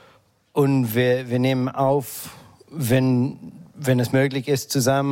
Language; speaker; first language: German; non-native, fluent; English